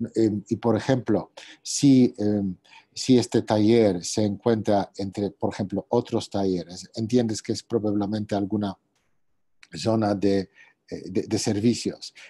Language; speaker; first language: Spanish; non-native, fluent; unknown